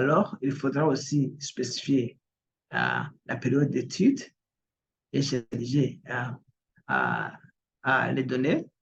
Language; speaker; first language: French; non-native, local second language; Kinyarwanda